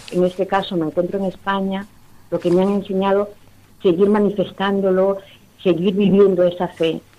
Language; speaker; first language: Spanish; native; Spanish